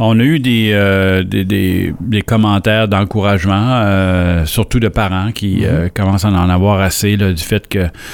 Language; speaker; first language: French; native; French